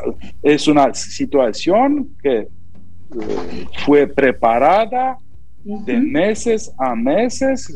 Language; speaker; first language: Spanish; non-native, fluent; Romanian